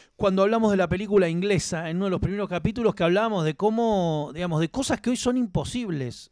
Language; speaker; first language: Spanish; native; Spanish